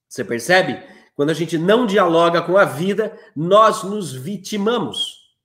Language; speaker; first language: Portuguese; native; Portuguese